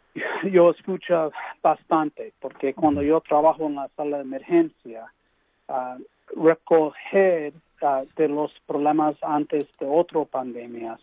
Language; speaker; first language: Spanish; early bilingual, heritage; English